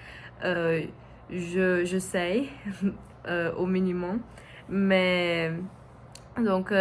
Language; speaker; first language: French; non-native, learner; Portuguese